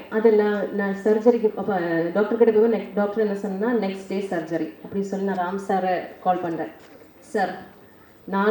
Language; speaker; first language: Tamil; non-native, learner; Malayalam